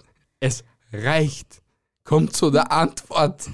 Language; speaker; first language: German; native; German